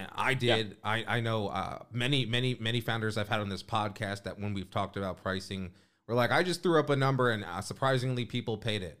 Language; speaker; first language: English; native; English